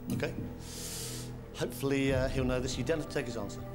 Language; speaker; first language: English; native; English